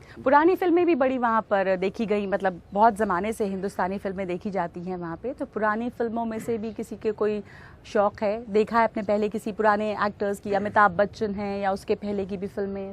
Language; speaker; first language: Hindi; native; Hindi